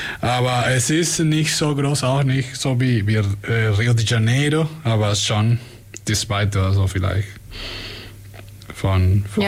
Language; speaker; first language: German; non-native, fluent; Spanish